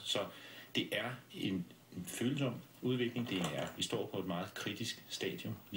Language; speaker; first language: Danish; native; Danish